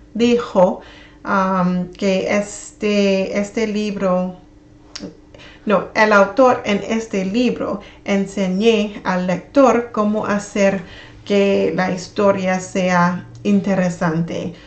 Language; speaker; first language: Spanish; non-native, learner; English